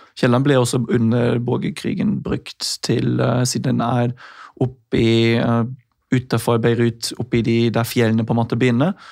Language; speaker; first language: Norwegian; non-native, fluent; English